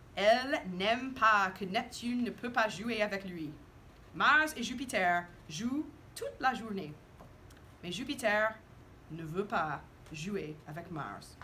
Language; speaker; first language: French; non-native, fluent; English